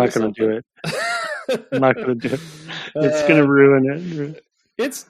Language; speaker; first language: English; native; English